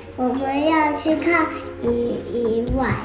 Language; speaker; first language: Chinese; early bilingual, heritage; Chinese